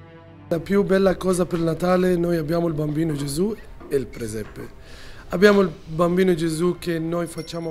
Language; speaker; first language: Italian; non-native, learner; Arabic